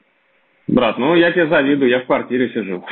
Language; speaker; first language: Russian; native; Russian